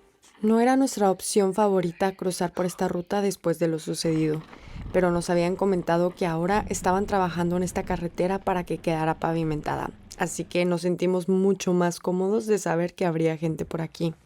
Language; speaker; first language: Spanish; native; Spanish